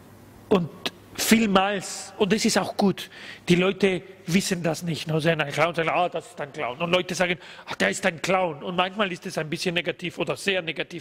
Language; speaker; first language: German; non-native, learner; Spanish